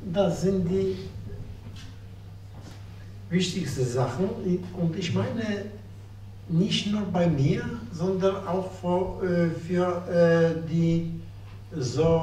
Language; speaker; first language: German; non-native, fluent; Polish